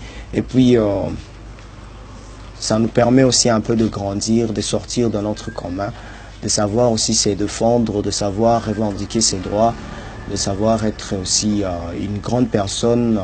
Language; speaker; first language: French; non-native, local second language; Swahili